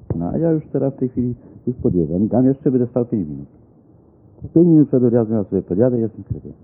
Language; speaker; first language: Polish; native; Polish